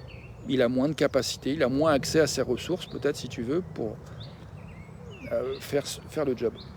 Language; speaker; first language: French; native; French